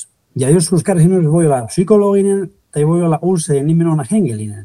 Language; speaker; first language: Finnish; non-native, fluent; Spanish